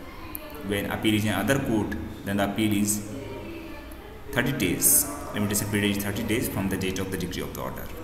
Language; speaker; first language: English; non-native, local second language; Hindi